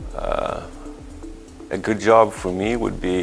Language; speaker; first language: English; non-native, fluent; Swedish